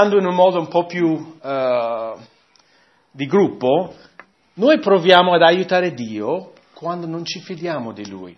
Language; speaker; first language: Italian; non-native, fluent; English